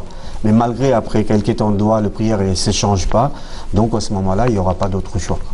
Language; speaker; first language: French; non-native, fluent; Urdu